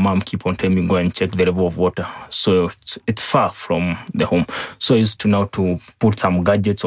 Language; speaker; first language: English; non-native, local second language; Kikuyu